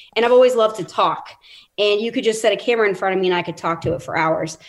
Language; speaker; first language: English; native; English